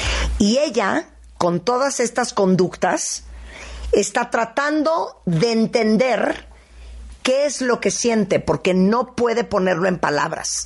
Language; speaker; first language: Spanish; native; Spanish